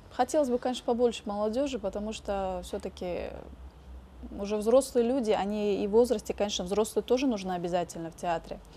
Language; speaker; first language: Russian; non-native, local second language; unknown